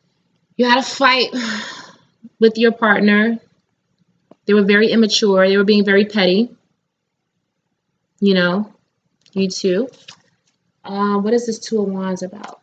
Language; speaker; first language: English; native; English